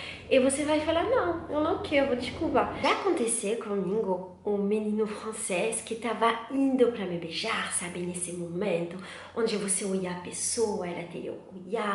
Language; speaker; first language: Portuguese; non-native, learner; French